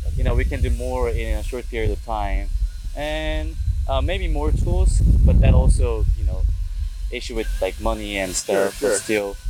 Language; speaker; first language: English; non-native, fluent; Korean